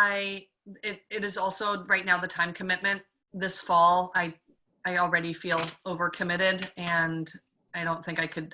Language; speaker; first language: English; early bilingual, other home language; German